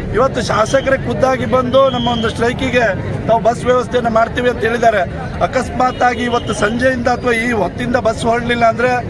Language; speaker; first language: Kannada; native; Kannada